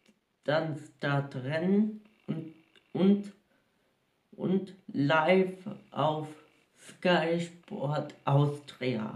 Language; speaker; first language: German; native; German